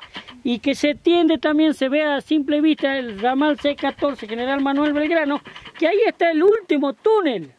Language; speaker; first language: Spanish; native; Spanish